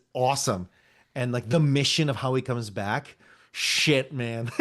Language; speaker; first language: English; native; English